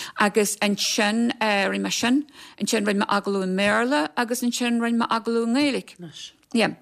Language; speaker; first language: Irish; native; Irish